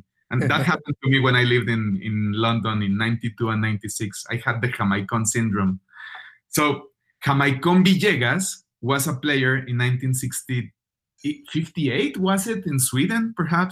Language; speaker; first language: English; non-native, fluent; Spanish